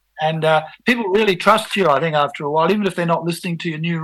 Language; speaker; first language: English; native; English